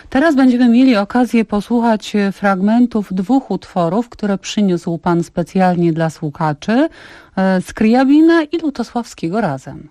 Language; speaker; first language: Polish; native; Polish